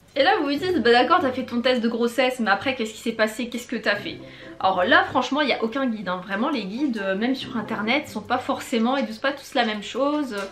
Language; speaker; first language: French; native; French